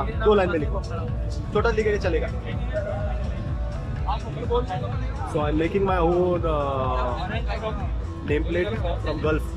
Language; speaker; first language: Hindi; non-native, local second language; Tamil